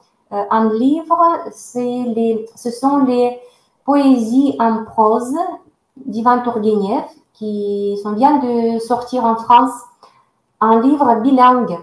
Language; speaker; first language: French; non-native, fluent; Russian